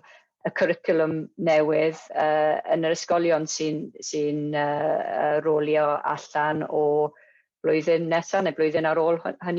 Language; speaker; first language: Welsh; non-native, local second language; English